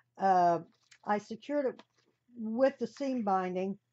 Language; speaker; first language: English; native; English